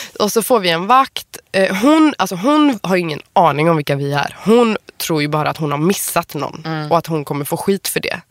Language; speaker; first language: Swedish; native; Swedish